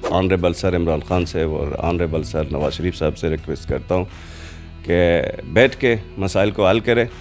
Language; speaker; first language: Urdu; non-native, local second language; Punjabi